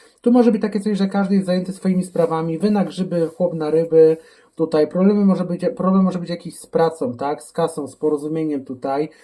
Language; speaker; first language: Polish; native; Polish